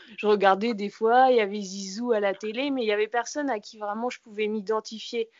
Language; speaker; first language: French; native; French